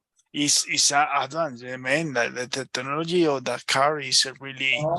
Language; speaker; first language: English; non-native, learner; Spanish